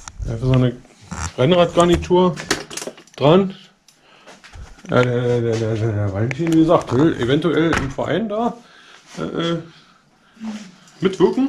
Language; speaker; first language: German; native; German